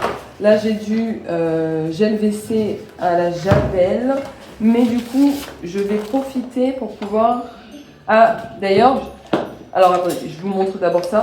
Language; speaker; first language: French; native; French